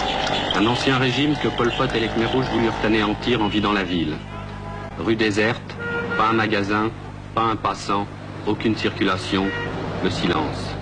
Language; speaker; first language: French; native; French